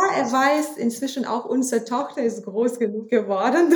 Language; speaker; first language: German; non-native, fluent; Lithuanian